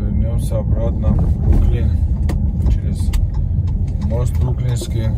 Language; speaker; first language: Russian; non-native, fluent; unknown